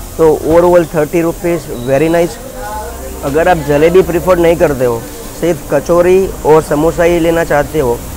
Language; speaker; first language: Hindi; non-native, local second language; Gujarati